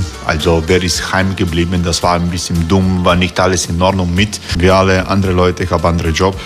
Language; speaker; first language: German; non-native, learner; Croatian